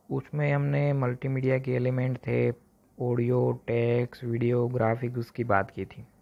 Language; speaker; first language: Hindi; non-native, local second language; Gujarati